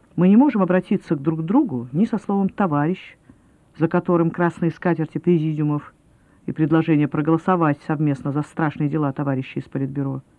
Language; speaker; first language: Russian; native; Russian